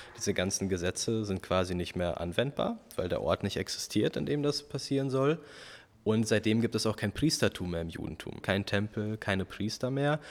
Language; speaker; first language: German; early bilingual, other home language; Russian